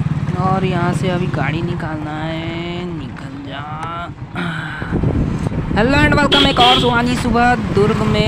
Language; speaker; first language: Hindi; native; Hindi